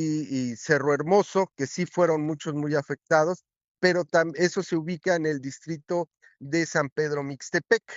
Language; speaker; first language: Spanish; native; Spanish